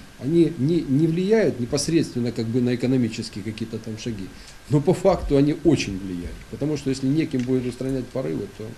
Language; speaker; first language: Russian; native; Russian